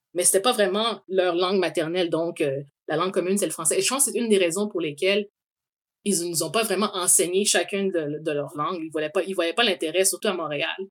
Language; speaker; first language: French; native; French